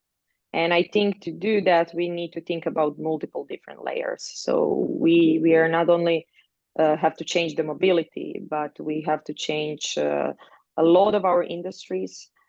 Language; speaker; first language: English; non-native, fluent; Croatian